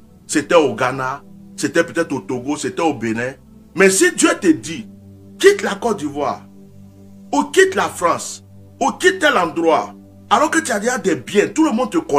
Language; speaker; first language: French; non-native, local second language; Baoulé